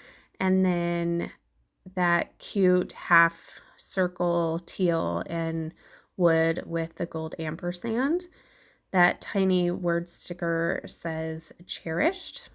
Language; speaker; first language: English; native; English